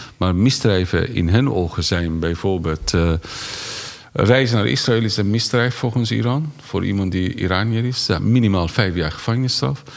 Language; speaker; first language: Dutch; non-native, fluent; Persian